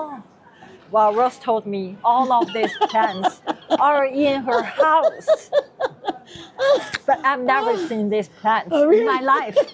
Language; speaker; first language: English; non-native, learner; Chinese